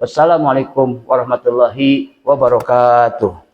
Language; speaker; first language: Indonesian; native; Indonesian